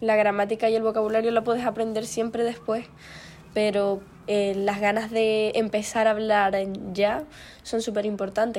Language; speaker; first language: Spanish; native; Spanish